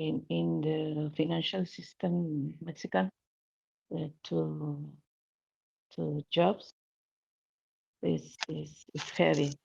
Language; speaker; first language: English; non-native, learner; Spanish